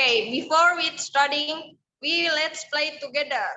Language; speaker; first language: English; non-native, learner; Indonesian